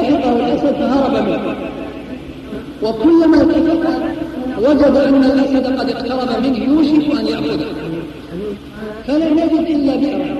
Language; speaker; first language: Arabic; native; Arabic